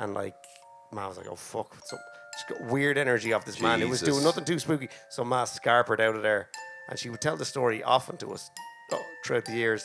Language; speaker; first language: English; native; English